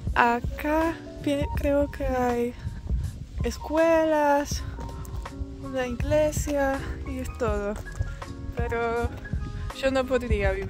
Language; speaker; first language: Spanish; non-native, fluent; Polish